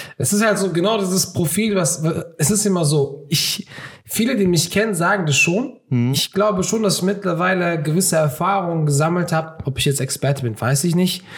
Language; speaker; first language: German; early bilingual, other home language; Turkish